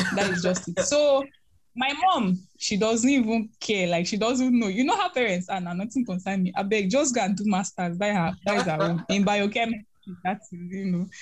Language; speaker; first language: English; non-native, local second language; Igbo